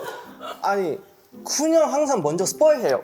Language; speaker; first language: Korean; non-native, fluent; Chinese